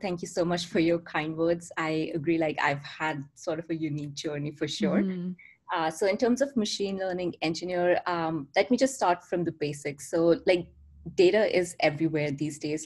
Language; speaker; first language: English; non-native, local second language; Hindi